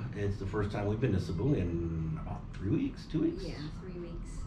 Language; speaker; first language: English; native; English